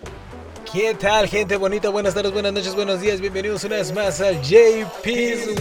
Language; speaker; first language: Spanish; early bilingual, heritage; Spanish